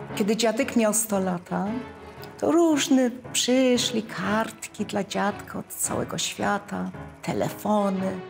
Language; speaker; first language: Polish; early bilingual, heritage; Polish